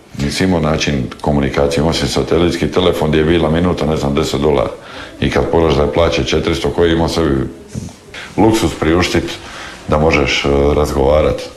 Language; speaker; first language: Croatian; native; Croatian